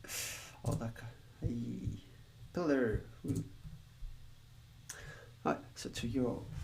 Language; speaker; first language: Japanese; non-native, learner; Spanish